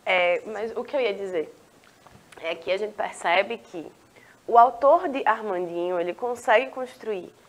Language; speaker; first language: Portuguese; native; Portuguese